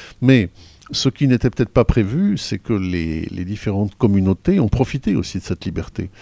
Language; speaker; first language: French; native; French